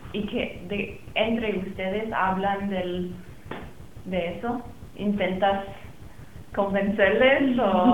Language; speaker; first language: Spanish; non-native, fluent; English